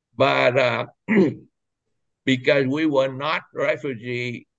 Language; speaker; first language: English; non-native, fluent; Vietnamese